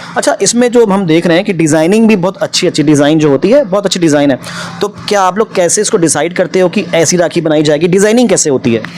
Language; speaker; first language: Hindi; native; Hindi